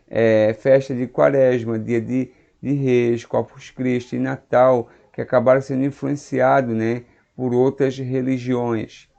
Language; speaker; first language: Portuguese; native; Portuguese